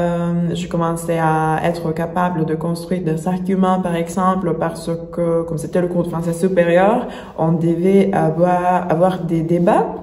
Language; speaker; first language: French; non-native, fluent; Spanish